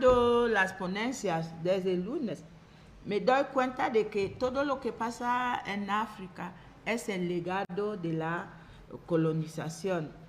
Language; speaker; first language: Spanish; non-native, fluent; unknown